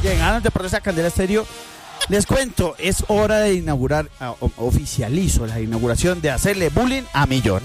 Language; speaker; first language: Spanish; native; Spanish